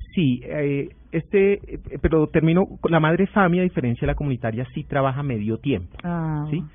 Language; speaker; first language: Spanish; native; Spanish